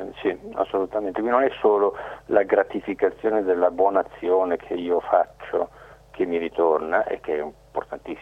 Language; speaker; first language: Italian; native; Italian